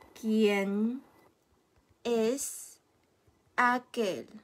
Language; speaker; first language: Spanish; non-native, fluent; Chinese